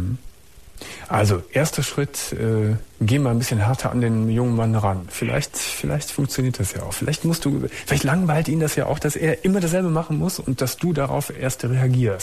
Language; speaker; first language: German; native; German